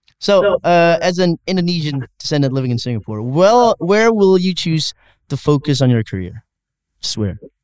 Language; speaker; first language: English; non-native, fluent; Indonesian